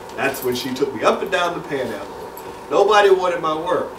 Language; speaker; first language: English; native; English